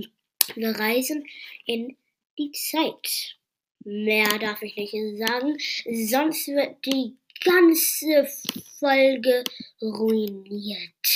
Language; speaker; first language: German; non-native, learner; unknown